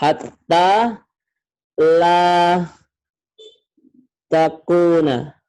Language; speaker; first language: Arabic; non-native, fluent; Indonesian